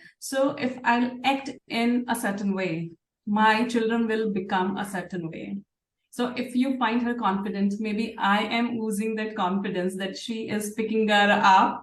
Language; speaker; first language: English; non-native, local second language; Hindi